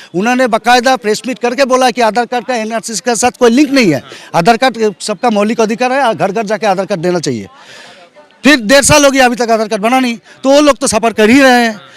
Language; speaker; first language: Hindi; non-native, local second language; Bangla